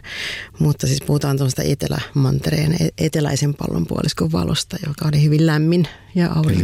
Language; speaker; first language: Finnish; native; Finnish